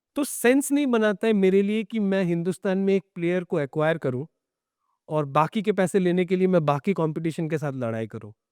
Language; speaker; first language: Hindi; non-native, local second language; Bangla